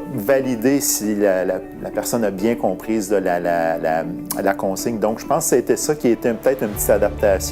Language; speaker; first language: French; native; French